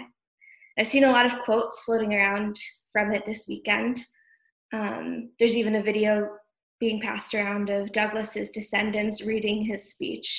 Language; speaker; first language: English; native; English